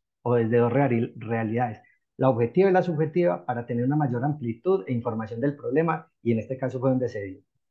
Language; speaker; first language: Spanish; native; Spanish